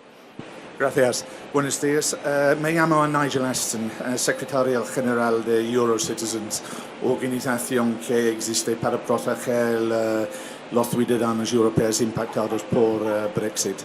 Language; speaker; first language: Spanish; non-native, fluent; English